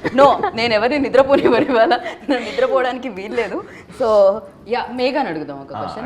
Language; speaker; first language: Telugu; native; Telugu